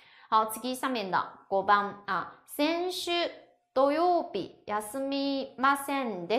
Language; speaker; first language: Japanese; non-native, fluent; Chinese